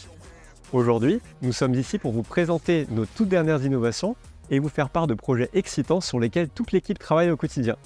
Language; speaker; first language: French; native; French